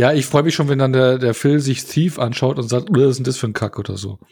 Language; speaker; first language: German; native; German